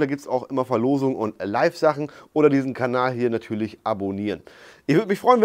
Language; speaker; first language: German; native; German